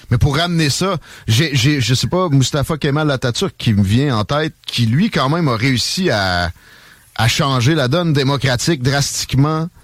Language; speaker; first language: French; native; French